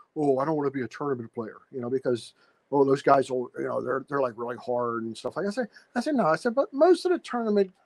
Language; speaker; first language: English; native; English